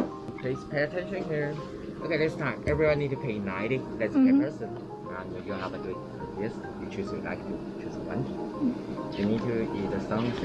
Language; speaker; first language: English; non-native, learner; Chinese